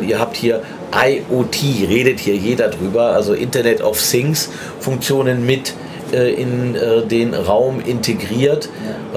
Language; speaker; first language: German; native; German